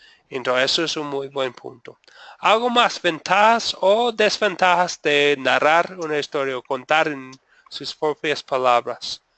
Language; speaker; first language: Spanish; non-native, fluent; English